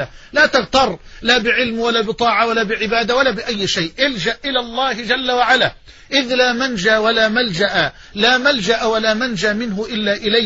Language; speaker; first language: Arabic; native; Arabic